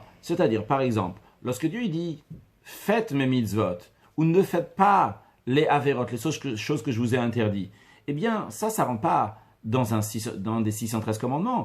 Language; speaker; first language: French; native; French